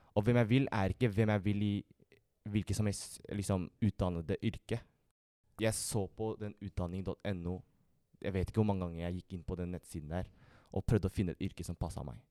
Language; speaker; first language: Norwegian; early bilingual, other home language; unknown